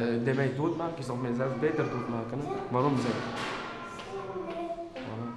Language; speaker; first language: Dutch; early bilingual, other home language; Albanian